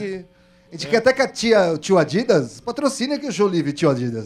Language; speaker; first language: Portuguese; native; Portuguese